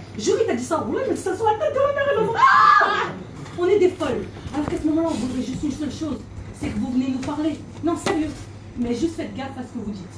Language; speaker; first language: French; native; French